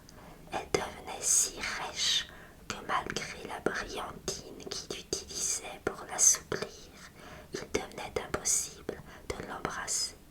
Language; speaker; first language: French; native; French